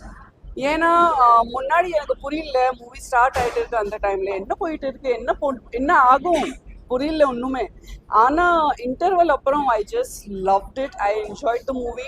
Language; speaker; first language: Tamil; non-native, fluent; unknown